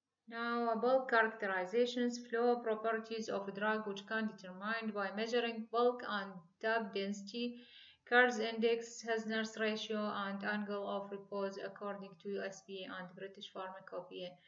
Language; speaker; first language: English; non-native, fluent; Arabic